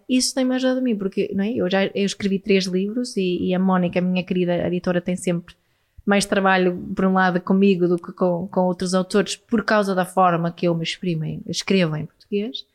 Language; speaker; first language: Portuguese; non-native, fluent; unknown